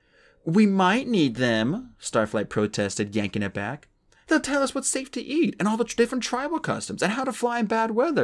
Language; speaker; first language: English; native; English